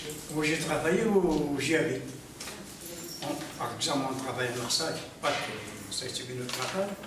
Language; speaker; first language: French; non-native, learner; Arabic